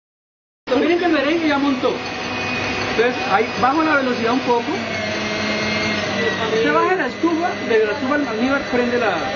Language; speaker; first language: Spanish; native; Spanish